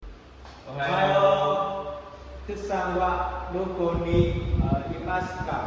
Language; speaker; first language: Japanese; non-native, learner; Vietnamese